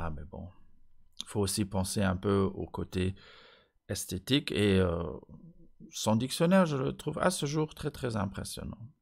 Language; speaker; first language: French; non-native, fluent; Luxembourgish